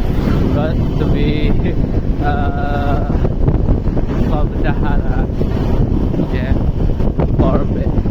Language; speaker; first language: English; non-native, learner; Indonesian